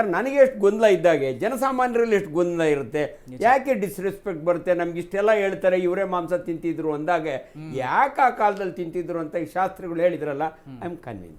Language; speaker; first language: Kannada; native; Kannada